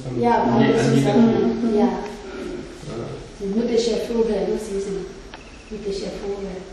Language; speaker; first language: German; non-native, learner; Burmese